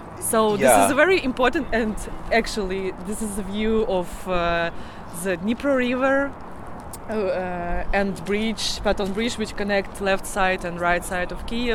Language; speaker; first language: English; non-native, learner; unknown